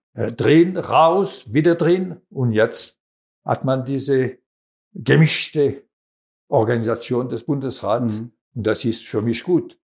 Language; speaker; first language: German; non-native, local second language; French